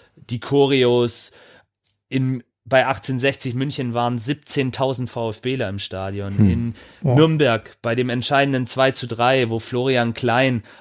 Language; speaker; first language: German; native; German